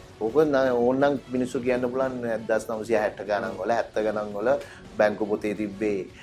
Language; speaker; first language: Sinhala; non-native, local second language; Tamil